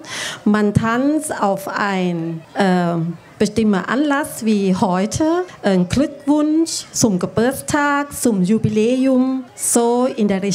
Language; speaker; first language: German; non-native, fluent; Thai